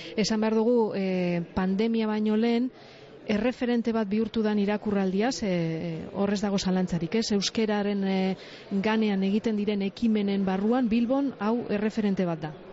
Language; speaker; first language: Basque; native; Basque